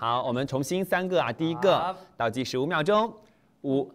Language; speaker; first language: Chinese; native; Chinese